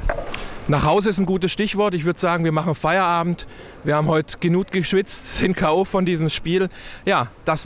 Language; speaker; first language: German; native; German